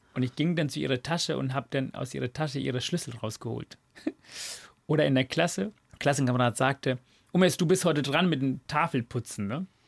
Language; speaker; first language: German; non-native, fluent; Tamil